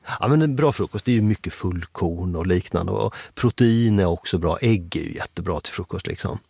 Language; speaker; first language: Swedish; native; Swedish